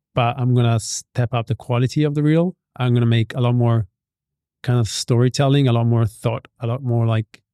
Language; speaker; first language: English; non-native, fluent; Italian